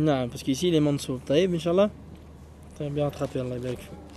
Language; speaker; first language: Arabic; non-native, fluent; French